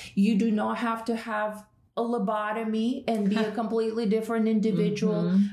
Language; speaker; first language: English; non-native, fluent; Russian